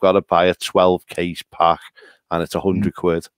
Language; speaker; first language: English; native; English